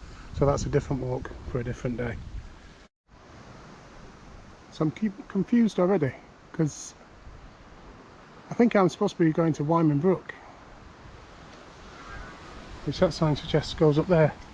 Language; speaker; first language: English; native; English